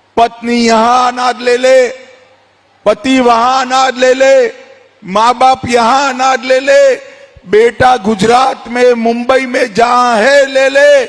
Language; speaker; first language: Hindi; non-native, local second language; Gujarati